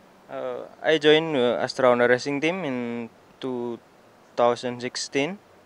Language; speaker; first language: English; non-native, learner; Indonesian